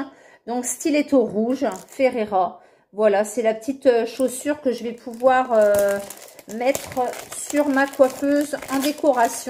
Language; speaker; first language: French; native; French